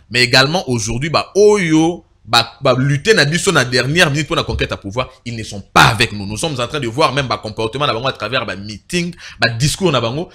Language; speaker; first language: French; non-native, local second language; Lingala